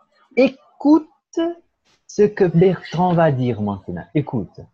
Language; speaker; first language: French; non-native, fluent; Portuguese